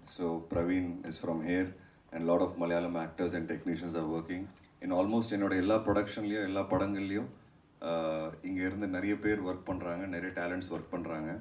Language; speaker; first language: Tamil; native; Tamil